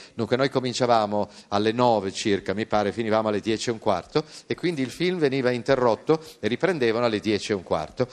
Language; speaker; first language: Italian; early bilingual, heritage; Italian